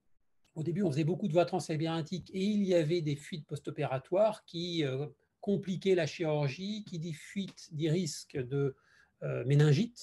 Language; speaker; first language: French; native; French